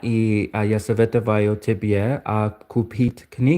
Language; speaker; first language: Russian; non-native, learner; English